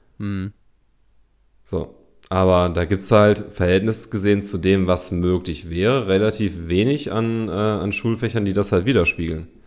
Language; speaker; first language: German; native; German